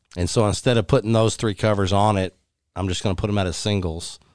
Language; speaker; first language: English; native; English